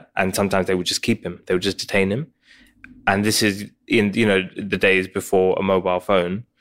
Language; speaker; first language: English; native; English